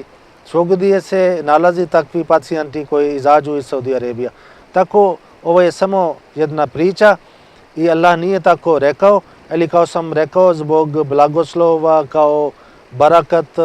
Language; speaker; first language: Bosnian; non-native, learner; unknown